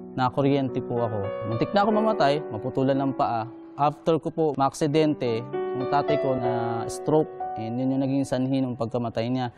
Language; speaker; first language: Filipino; native; Filipino